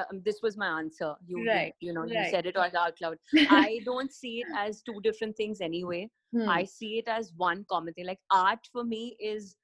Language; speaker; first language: English; non-native, local second language; Hindi